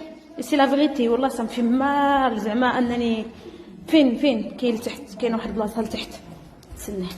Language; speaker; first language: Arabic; native; Arabic